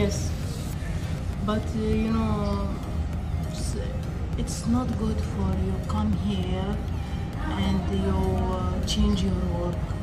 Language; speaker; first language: English; non-native, learner; Arabic